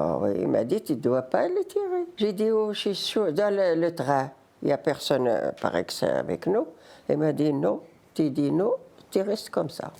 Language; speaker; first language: French; non-native, learner; Riffian